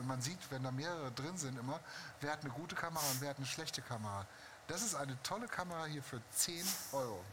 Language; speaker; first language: German; native; German